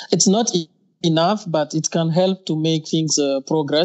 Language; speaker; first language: English; non-native, fluent; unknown